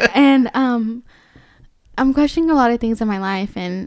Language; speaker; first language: English; early bilingual, other home language; Spanish